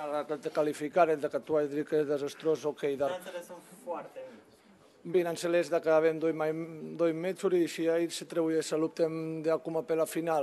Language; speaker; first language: Romanian; non-native, learner; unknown